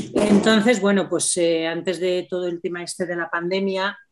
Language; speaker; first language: Spanish; native; Spanish